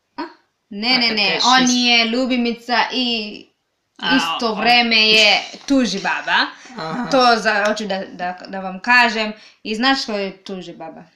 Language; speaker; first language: Serbian; non-native, learner; Swahili